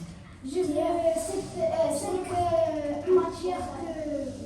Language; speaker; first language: French; non-native, learner; Arabic